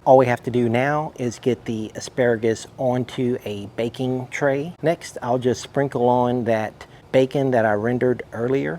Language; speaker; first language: English; native; English